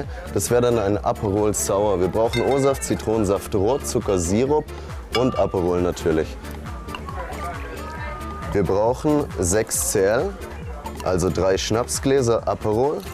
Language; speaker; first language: German; native; German